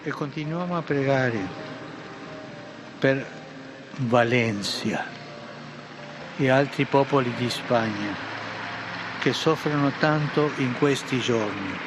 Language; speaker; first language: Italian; non-native, fluent; Spanish